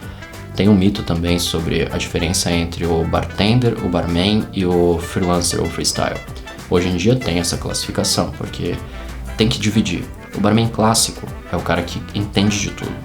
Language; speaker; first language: Portuguese; native; Portuguese